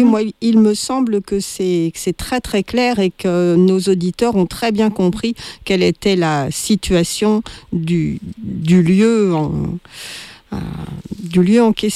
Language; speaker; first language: French; native; French